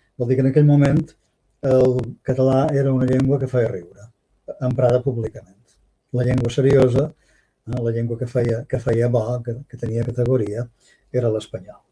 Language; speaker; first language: Catalan; native; Catalan